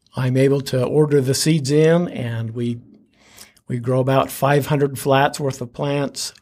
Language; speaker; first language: English; native; English